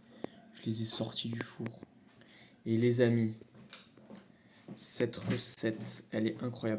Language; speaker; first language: French; native; French